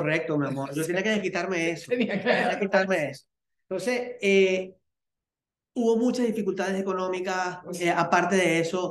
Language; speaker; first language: Spanish; native; Spanish